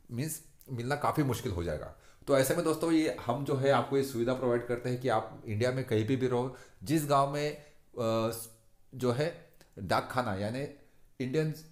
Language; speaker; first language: Hindi; non-native, local second language; Marathi